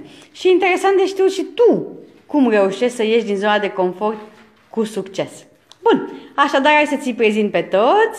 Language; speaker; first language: Romanian; native; Romanian